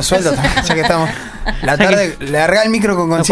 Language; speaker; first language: Spanish; native; Spanish